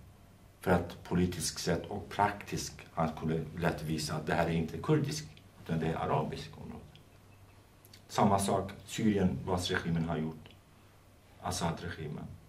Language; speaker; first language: Swedish; non-native, fluent; Kurdish